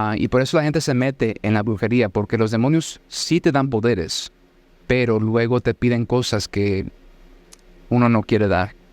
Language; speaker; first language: Spanish; early bilingual, heritage; Spanish